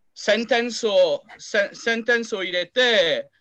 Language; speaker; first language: Japanese; non-native, learner; French